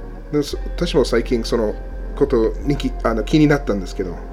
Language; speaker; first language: Japanese; non-native, learner; English